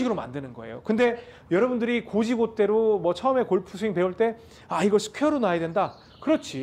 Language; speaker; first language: Korean; native; Korean